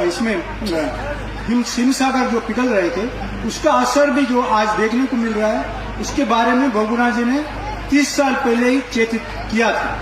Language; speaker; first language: Hindi; native; Hindi